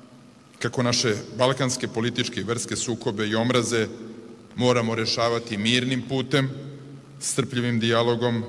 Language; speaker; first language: Serbian; native; Serbian